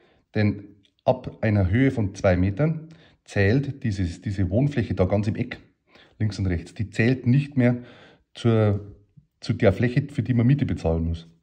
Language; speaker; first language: German; native; German